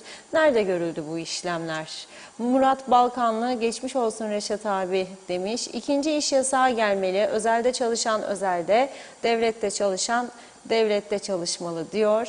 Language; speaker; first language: Turkish; native; Turkish